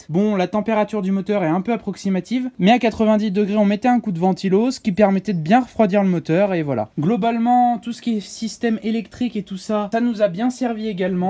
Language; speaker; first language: French; native; French